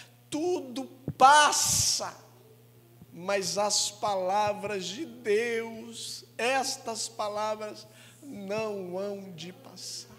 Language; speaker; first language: Portuguese; native; Portuguese